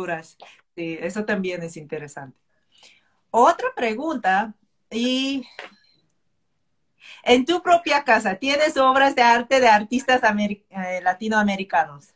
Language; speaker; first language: Spanish; non-native, fluent; Korean